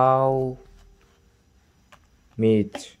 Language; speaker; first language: English; non-native, learner; Korean